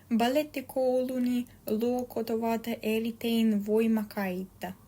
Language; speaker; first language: Finnish; non-native, learner; Russian